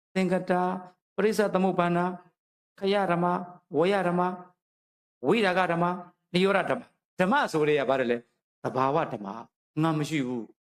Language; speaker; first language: Burmese; native; Burmese